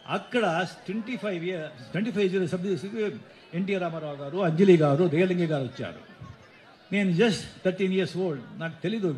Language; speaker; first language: Telugu; non-native, local second language; Marathi